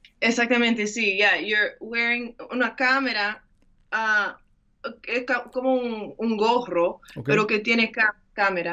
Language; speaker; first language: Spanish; early bilingual, heritage; English